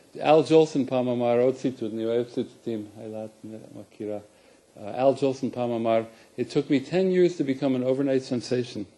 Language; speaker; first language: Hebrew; non-native, fluent; English